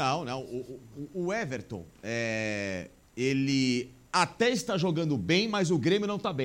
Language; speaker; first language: Portuguese; native; Portuguese